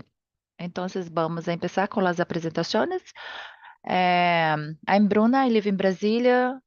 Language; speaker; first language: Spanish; non-native, learner; Portuguese